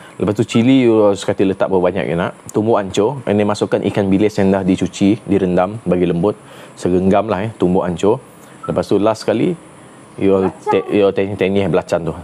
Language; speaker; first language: Malay; non-native, local second language; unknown